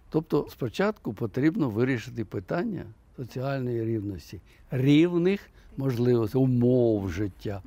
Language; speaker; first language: Ukrainian; native; Ukrainian